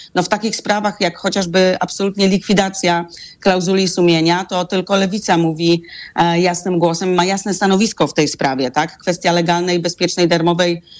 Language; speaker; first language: Polish; native; Polish